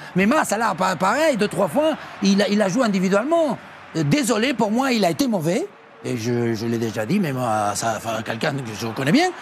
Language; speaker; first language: French; non-native, fluent; Spanish